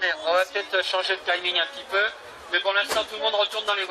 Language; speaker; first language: French; native; French